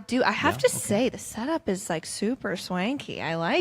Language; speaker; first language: English; native; English